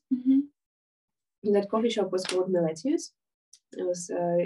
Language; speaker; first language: English; non-native, fluent; Ukrainian